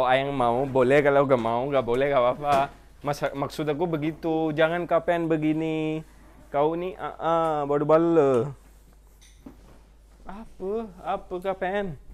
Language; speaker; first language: Indonesian; non-native, fluent; Urdu